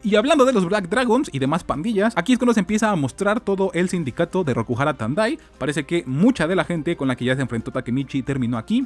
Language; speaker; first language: Spanish; native; Spanish